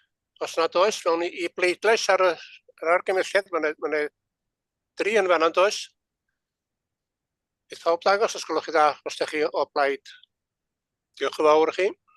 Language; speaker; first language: Welsh; native; Welsh